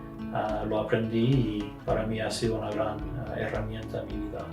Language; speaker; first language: Spanish; non-native, fluent; English